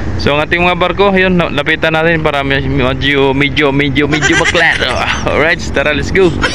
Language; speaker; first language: Filipino; non-native, local second language; Cebuano